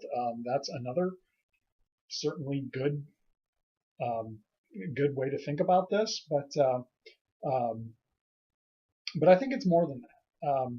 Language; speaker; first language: English; native; English